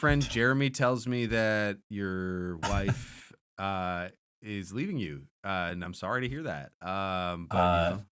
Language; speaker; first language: English; native; English